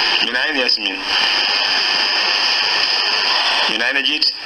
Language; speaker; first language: Arabic; non-native, learner; Soninke